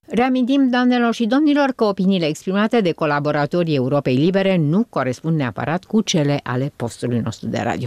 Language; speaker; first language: Romanian; native; Romanian